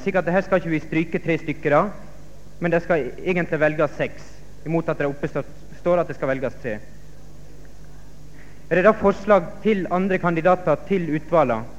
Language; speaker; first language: Norwegian; native; Norwegian